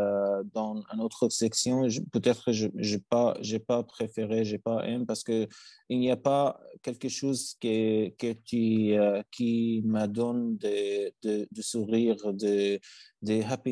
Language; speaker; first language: French; non-native, learner; Arabic